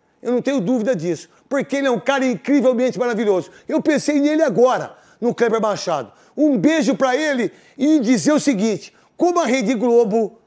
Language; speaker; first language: Portuguese; native; Portuguese